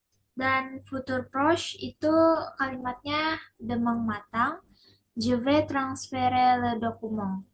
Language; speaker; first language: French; non-native, learner; Indonesian